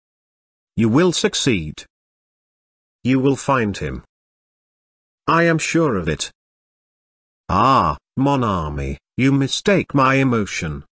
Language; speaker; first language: English; non-native, fluent; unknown